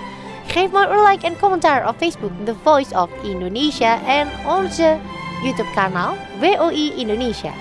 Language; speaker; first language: Dutch; non-native, fluent; Indonesian